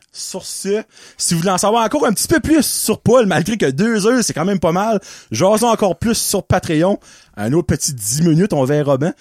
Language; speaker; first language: French; native; French